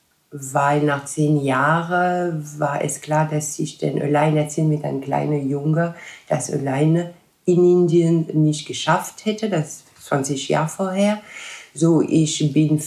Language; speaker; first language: German; non-native, fluent; French